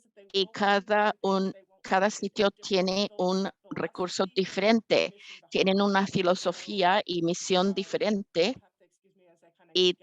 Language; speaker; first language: Spanish; non-native, fluent; English